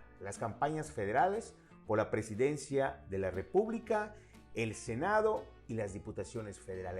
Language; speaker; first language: Spanish; native; Spanish